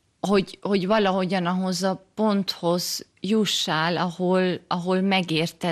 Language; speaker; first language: Hungarian; early bilingual, heritage; German